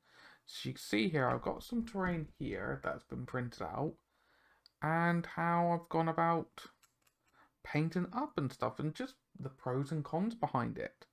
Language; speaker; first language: English; native; English